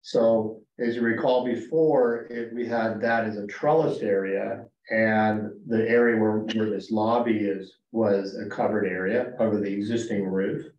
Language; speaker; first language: English; native; English